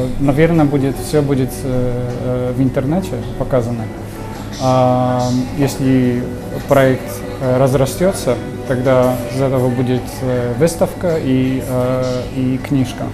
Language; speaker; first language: Russian; non-native, learner; Polish